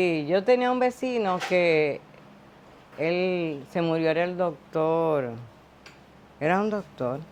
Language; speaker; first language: Spanish; native; Spanish